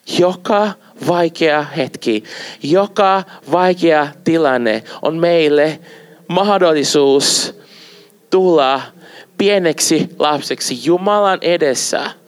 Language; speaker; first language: Finnish; non-native, fluent; Portuguese